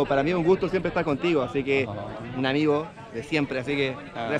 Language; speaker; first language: Spanish; native; Spanish